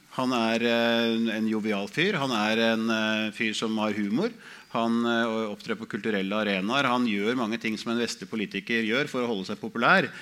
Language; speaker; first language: Norwegian; native; Norwegian